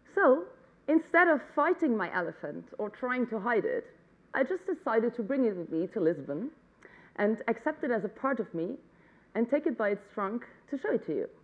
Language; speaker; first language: English; non-native, fluent; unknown